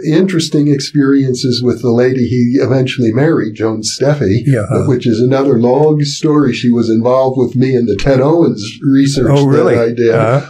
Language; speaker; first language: English; native; English